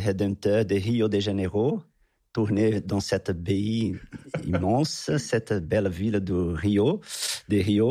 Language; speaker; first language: French; non-native, fluent; Portuguese